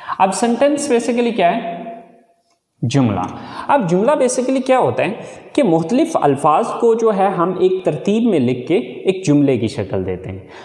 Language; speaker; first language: Urdu; native; Urdu